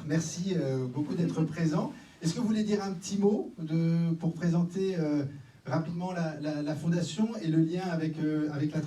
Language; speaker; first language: French; native; French